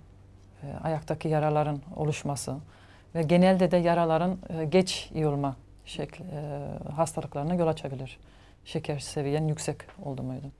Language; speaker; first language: Turkish; native; Turkish